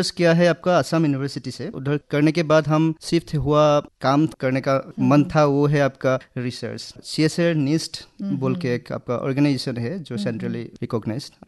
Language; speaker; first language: Hindi; non-native, local second language; Assamese